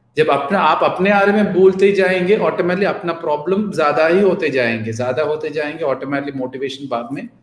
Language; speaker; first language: Hindi; non-native, local second language; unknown